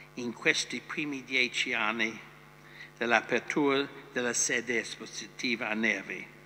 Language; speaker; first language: Italian; non-native, fluent; English